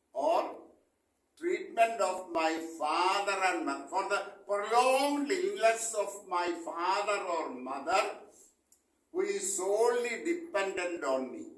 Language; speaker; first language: English; non-native, local second language; Malayalam